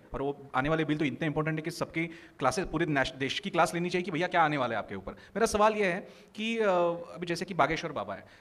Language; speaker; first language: Hindi; non-native, local second language; Marathi